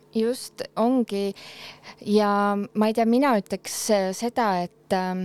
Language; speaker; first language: Estonian; native; Estonian